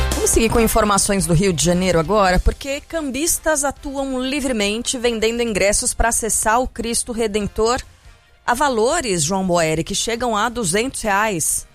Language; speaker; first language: Portuguese; native; Portuguese